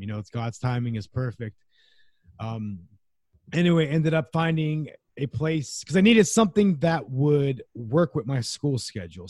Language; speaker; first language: English; native; English